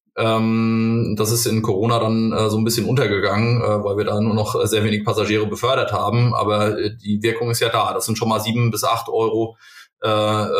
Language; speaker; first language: German; native; German